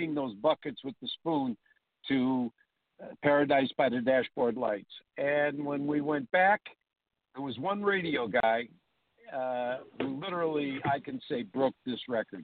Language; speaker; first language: English; native; English